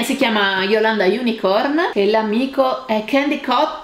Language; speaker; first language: Italian; native; Italian